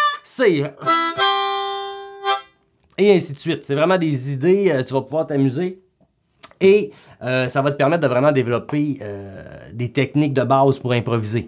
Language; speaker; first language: French; native; French